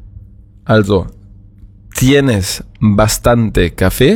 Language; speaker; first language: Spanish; non-native, fluent; German